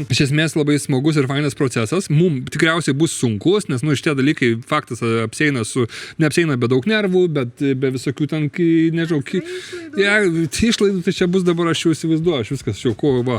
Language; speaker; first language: Lithuanian; native; Lithuanian